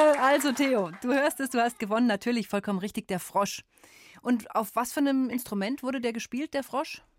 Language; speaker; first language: German; native; German